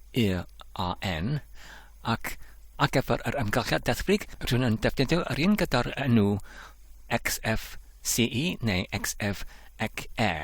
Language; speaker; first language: Welsh; non-native, learner; English